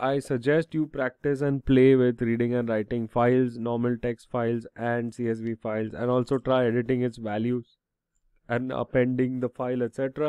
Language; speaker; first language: English; non-native, local second language; Hindi